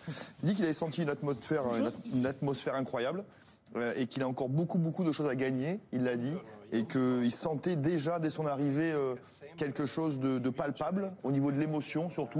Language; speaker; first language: French; native; French